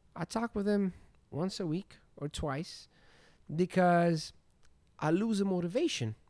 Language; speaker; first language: English; non-native, fluent; Greek